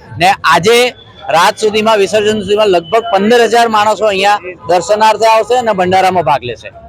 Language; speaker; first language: Gujarati; non-native, local second language; Sindhi